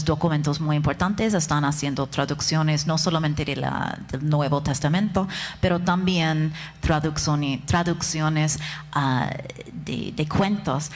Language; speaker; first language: Spanish; non-native, fluent; English